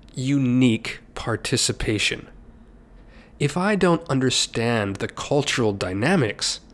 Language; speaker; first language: English; native; English